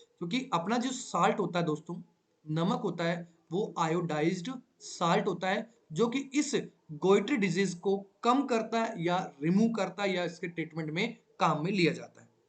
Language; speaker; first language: Hindi; native; Hindi